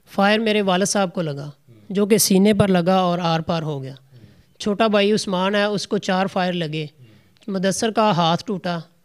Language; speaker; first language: Urdu; non-native, local second language; Punjabi